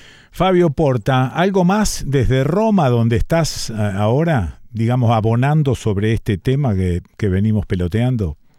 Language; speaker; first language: Spanish; native; Spanish